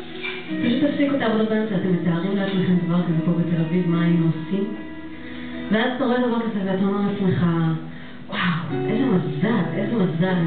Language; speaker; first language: Hebrew; native; Hebrew